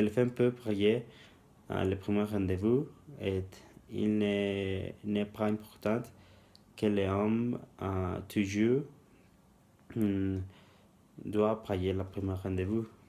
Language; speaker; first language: French; non-native, learner; Spanish